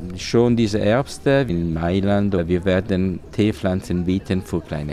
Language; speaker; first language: German; non-native, learner; Italian